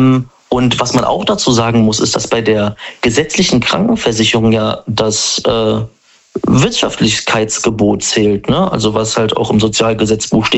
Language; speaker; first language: German; native; German